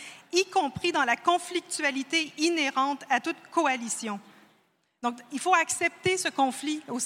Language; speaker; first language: French; native; French